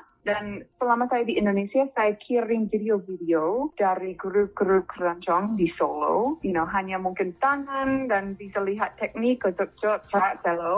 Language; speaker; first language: Indonesian; non-native, fluent; English